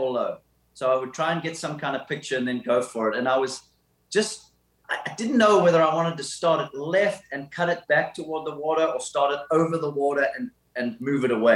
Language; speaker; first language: English; native; English